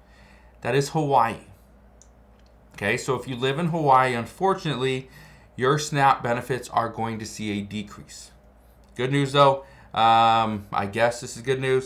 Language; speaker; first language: English; native; English